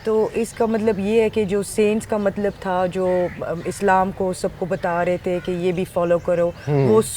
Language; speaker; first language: Hindi; early bilingual, heritage; Dutch